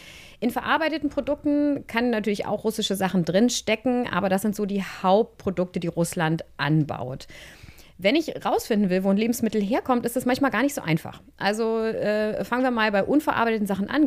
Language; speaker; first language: German; native; German